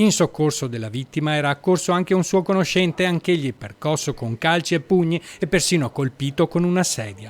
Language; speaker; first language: Italian; native; Italian